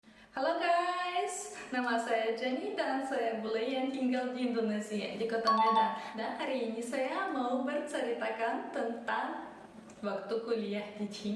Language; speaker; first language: Indonesian; early bilingual, other home language; Russian